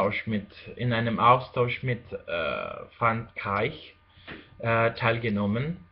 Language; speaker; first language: German; non-native, fluent; Spanish